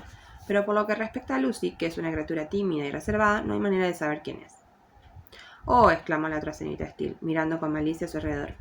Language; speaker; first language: Spanish; native; Spanish